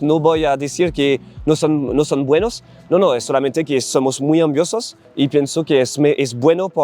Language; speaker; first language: Spanish; non-native, learner; French